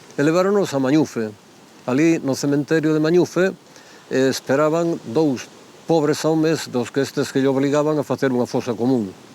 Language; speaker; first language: Galician; native; Galician